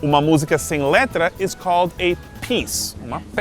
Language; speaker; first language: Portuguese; non-native, fluent; English